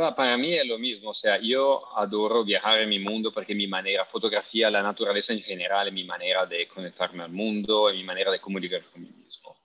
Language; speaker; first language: Spanish; non-native, fluent; Italian